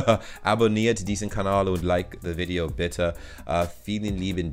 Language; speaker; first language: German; non-native, learner; English